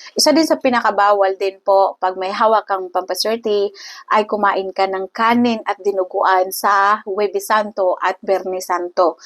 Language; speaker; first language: Filipino; non-native, local second language; Cebuano